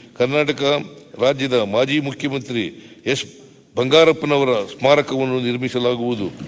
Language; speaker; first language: Kannada; native; Kannada